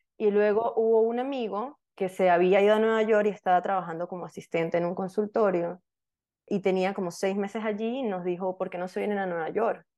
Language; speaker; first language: Spanish; native; Spanish